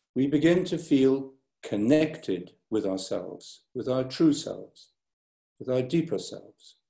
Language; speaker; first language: English; native; English